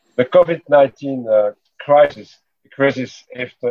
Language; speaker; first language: Dutch; non-native, local second language; French